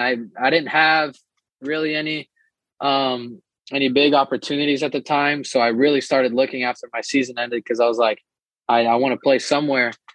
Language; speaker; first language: English; early bilingual, other home language; Portuguese